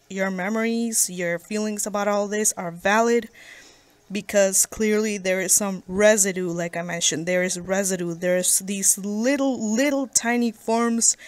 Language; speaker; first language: English; native; English